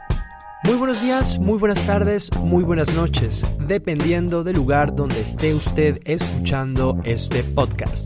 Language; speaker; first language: Spanish; native; Spanish